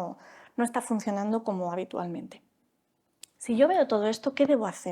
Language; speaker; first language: Spanish; native; Spanish